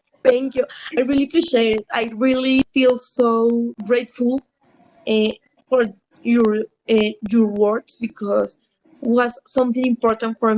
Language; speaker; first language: English; non-native, learner; Spanish